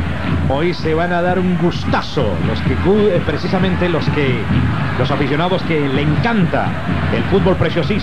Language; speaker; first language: Spanish; native; Spanish